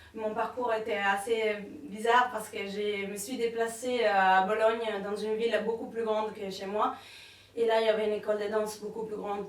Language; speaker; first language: French; non-native, fluent; Italian